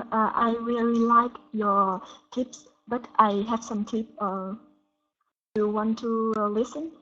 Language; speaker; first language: English; non-native, learner; Vietnamese